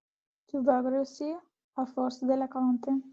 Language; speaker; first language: French; non-native, learner; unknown